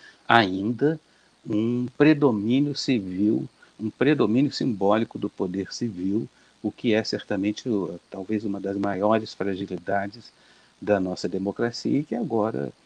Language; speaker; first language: Portuguese; native; Portuguese